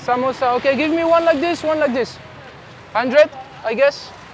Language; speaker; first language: English; non-native, learner; French